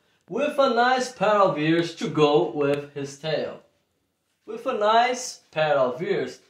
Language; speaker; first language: English; non-native, fluent; Portuguese